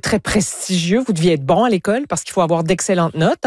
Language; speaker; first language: French; native; French